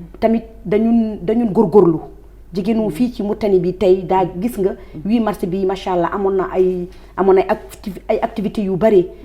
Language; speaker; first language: Wolof; non-native, local second language; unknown